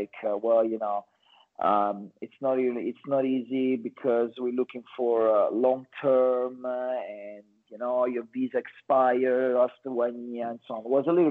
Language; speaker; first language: English; non-native, fluent; Italian